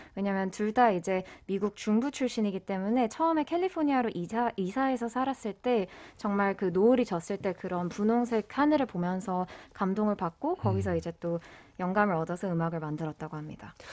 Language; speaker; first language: Korean; native; Korean